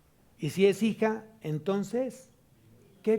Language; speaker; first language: Spanish; native; Spanish